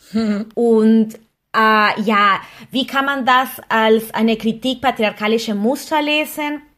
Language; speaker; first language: German; non-native, fluent; Spanish